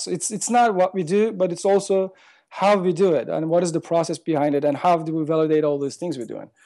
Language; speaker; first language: English; non-native, fluent; Turkish